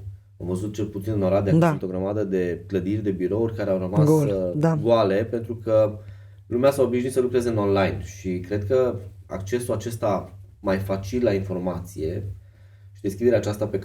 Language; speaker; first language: Romanian; native; Romanian